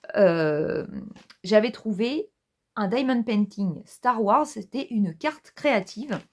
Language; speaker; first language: French; native; French